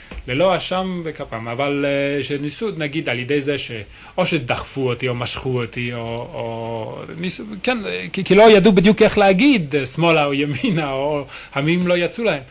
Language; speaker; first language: Hebrew; non-native, fluent; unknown